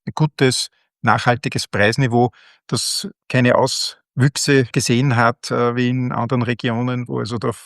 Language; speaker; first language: German; native; German